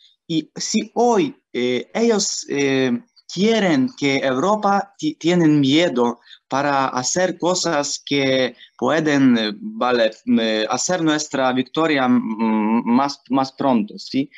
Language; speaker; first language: Spanish; non-native, learner; Ukrainian